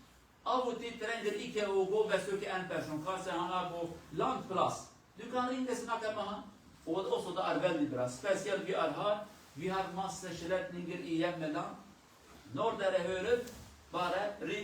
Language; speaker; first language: Norwegian; non-native, learner; Kurdish